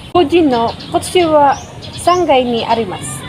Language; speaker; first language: Japanese; non-native, learner; Filipino